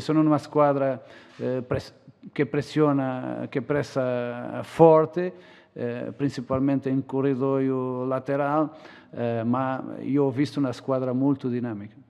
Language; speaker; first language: Italian; non-native, learner; Portuguese